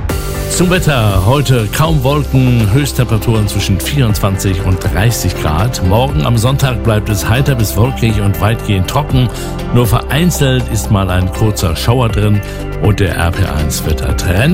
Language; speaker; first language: German; native; German